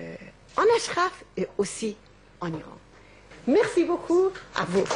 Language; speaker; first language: French; non-native, learner; Persian